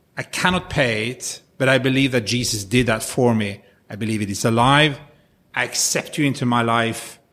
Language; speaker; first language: English; non-native, fluent; Norwegian